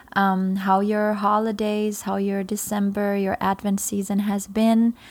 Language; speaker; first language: English; non-native, fluent; German